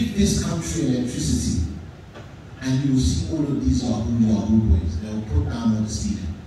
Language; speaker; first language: English; native; English